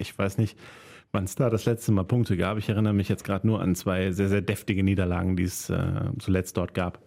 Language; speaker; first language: German; native; German